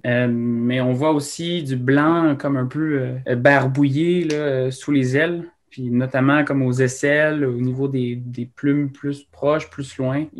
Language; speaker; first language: French; native; French